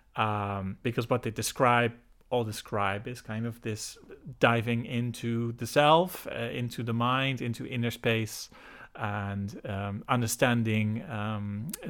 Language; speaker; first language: English; non-native, fluent; Dutch